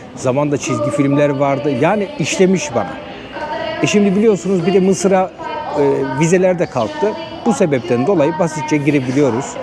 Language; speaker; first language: Turkish; native; Turkish